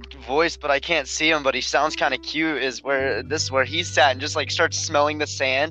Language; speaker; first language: English; native; English